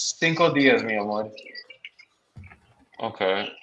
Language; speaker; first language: Spanish; non-native, learner; English